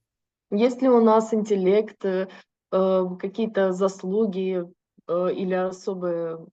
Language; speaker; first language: Russian; native; Russian